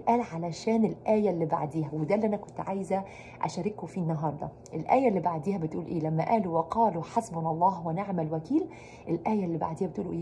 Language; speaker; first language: Arabic; native; Arabic